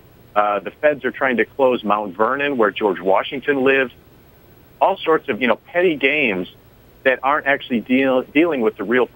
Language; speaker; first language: English; native; English